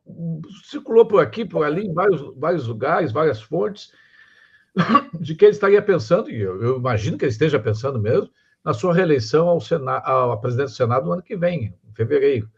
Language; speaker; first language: Portuguese; native; Portuguese